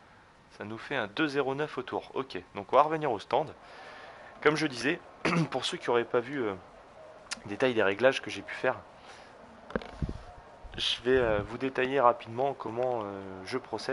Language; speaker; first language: French; native; French